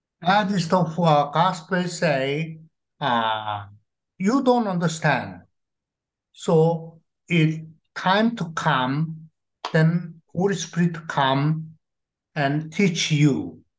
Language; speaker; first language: English; non-native, learner; Korean